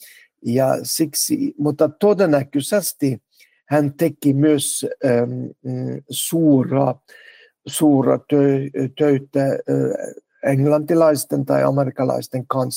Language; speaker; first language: Finnish; non-native, learner; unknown